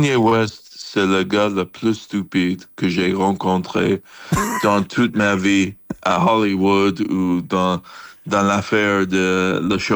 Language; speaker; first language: French; non-native, fluent; English